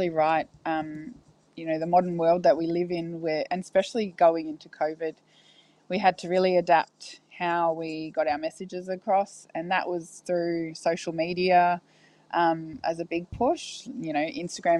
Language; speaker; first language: English; native; English